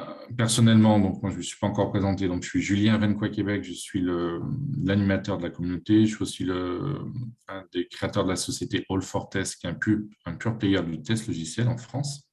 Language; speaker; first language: French; native; French